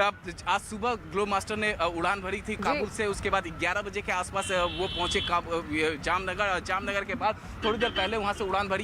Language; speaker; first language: Hindi; native; Hindi